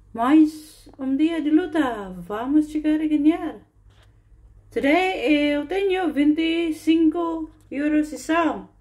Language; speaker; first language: Portuguese; non-native, learner; Cebuano